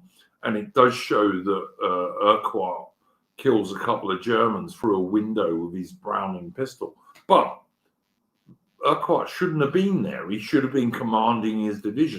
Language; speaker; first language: English; native; English